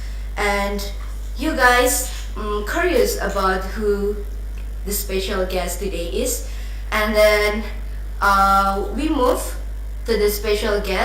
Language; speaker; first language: English; non-native, learner; Indonesian